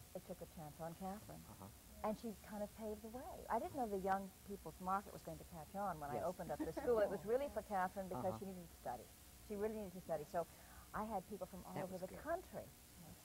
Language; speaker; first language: English; native; English